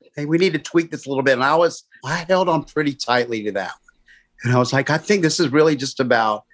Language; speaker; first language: English; native; English